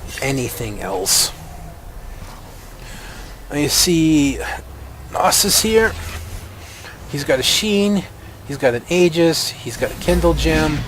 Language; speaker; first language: English; native; English